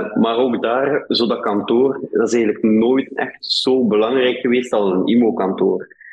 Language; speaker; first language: Dutch; native; Dutch